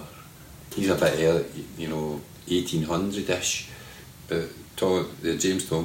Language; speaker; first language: English; native; English